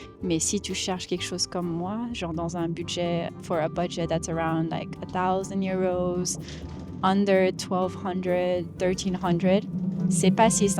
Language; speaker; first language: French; non-native, fluent; English